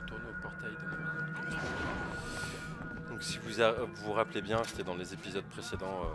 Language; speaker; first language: French; native; French